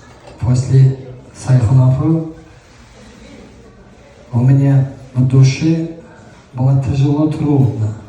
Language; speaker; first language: Russian; non-native, learner; Uzbek